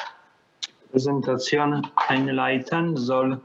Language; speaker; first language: German; non-native, fluent; Polish